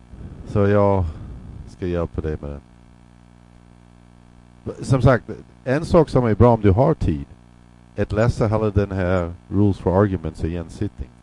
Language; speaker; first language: Swedish; non-native, fluent; English